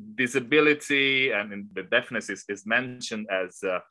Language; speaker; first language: English; non-native, fluent; Italian